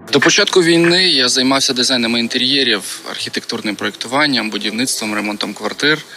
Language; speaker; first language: Ukrainian; non-native, local second language; Russian